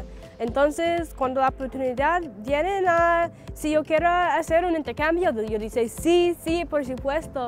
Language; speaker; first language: Spanish; non-native, learner; English